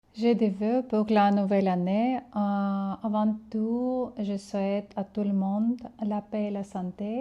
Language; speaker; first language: French; non-native, fluent; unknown